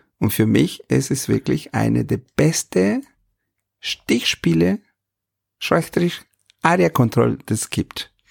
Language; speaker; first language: German; non-native, fluent; Spanish